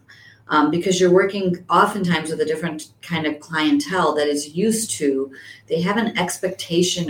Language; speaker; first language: English; native; English